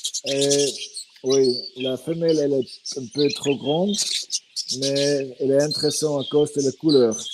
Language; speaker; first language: French; non-native, fluent; Swiss German